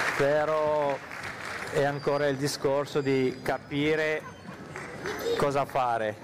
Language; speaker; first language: Italian; non-native, fluent; Armenian